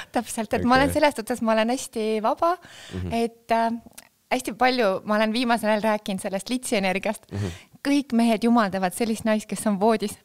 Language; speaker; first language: Estonian; native; Estonian